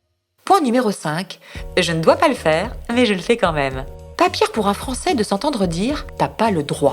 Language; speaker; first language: French; native; French